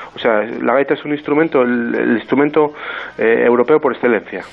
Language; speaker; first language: Spanish; non-native, local second language; Asturian